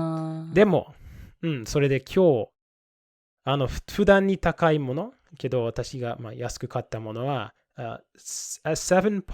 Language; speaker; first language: Japanese; non-native, fluent; English